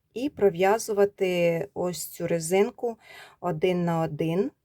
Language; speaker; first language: Ukrainian; native; Ukrainian